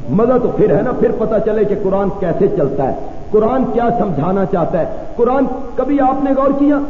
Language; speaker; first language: Urdu; non-native, local second language; Punjabi